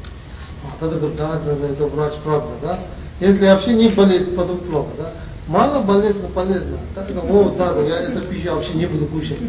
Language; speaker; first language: Russian; non-native, learner; Tibetan